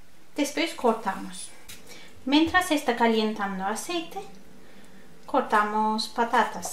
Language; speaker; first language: Spanish; non-native, learner; Turkish